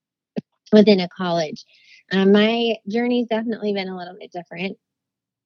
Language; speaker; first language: English; native; English